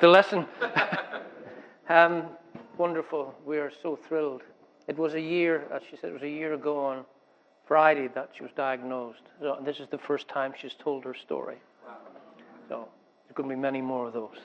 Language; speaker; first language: English; native; English